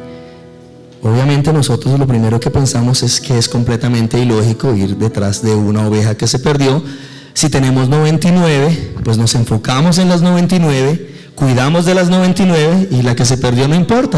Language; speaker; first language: Spanish; native; Spanish